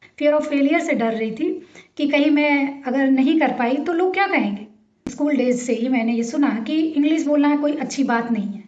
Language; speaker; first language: Hindi; native; Hindi